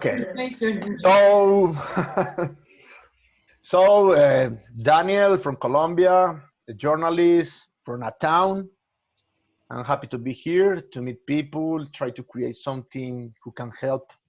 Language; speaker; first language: English; non-native, learner; Spanish